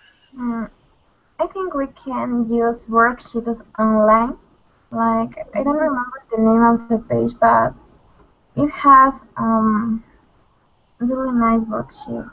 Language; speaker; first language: English; non-native, learner; Spanish